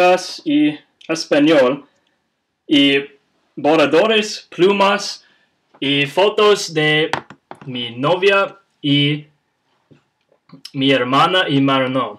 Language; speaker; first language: Spanish; non-native, learner; English